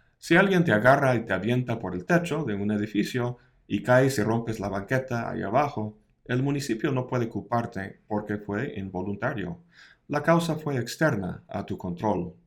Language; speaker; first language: Spanish; non-native, fluent; English